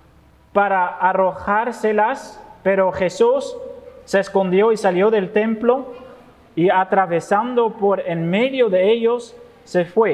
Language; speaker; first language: Spanish; non-native, fluent; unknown